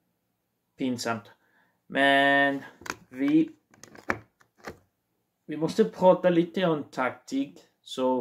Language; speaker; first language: Swedish; non-native, learner; Portuguese